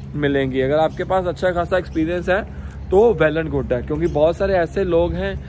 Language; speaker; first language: Hindi; native; Hindi